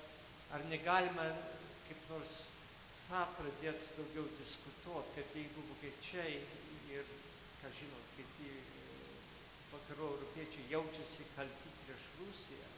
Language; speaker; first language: Lithuanian; early bilingual, heritage; Lithuanian